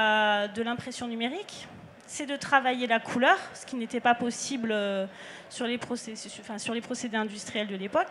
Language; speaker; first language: French; native; French